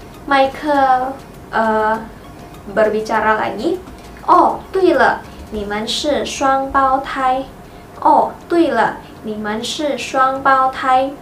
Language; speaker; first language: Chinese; non-native, fluent; Indonesian